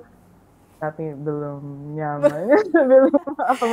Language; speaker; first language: Indonesian; non-native, fluent; Filipino